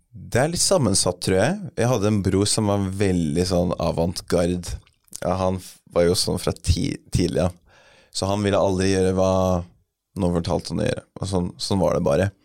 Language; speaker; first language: Norwegian; early bilingual, other home language; English